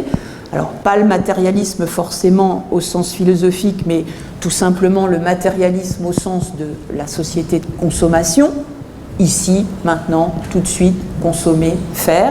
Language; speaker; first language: French; native; French